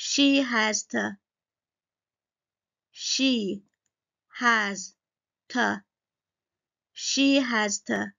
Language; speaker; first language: English; non-native, fluent; Chinese